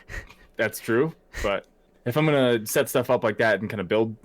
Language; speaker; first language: English; native; English